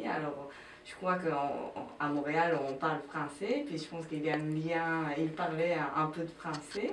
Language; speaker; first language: French; non-native, fluent; Japanese